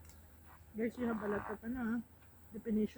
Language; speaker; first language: English; non-native, learner; Filipino